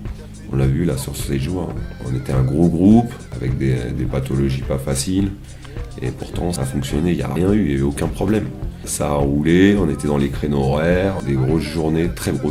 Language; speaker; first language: French; native; French